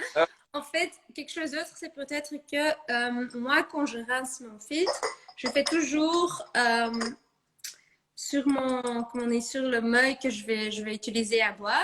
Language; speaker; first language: French; non-native, fluent; Dutch